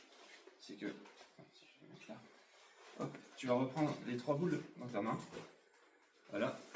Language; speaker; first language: French; native; French